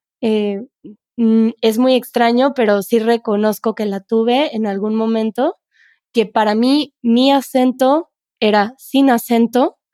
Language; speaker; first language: Spanish; native; Spanish